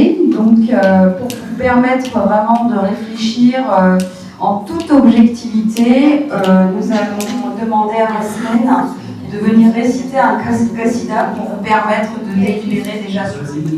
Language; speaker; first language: French; native; French